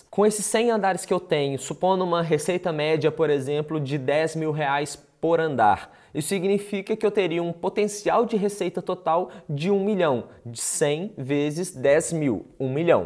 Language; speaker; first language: Portuguese; native; Portuguese